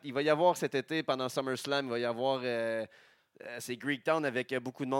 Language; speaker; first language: French; native; French